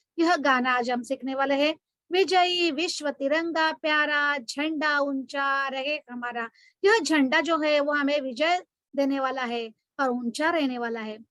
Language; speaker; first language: Hindi; non-native, local second language; Marathi